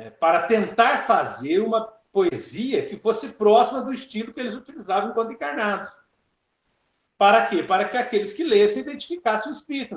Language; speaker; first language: Portuguese; native; Portuguese